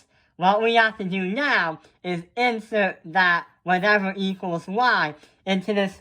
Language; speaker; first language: English; native; English